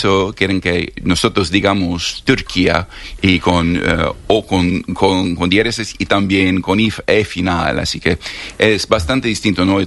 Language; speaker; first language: Spanish; non-native, fluent; English